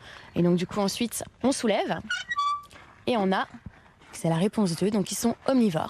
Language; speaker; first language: French; native; French